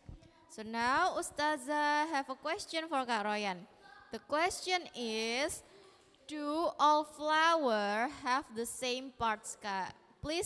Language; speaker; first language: English; non-native, learner; Indonesian